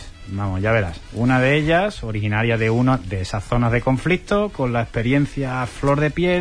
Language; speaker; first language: Spanish; native; Spanish